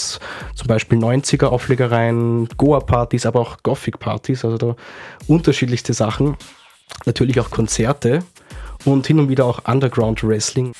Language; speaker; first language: German; native; German